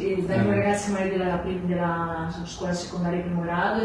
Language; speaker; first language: Italian; native; Italian